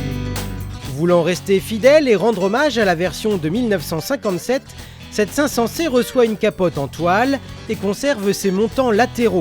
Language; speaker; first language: French; native; French